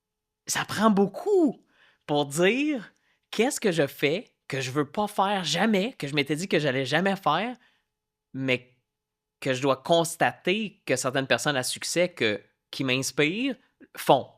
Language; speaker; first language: French; native; French